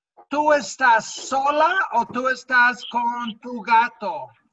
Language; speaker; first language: Spanish; non-native, fluent; English